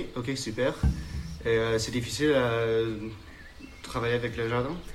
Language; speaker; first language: French; non-native, learner; English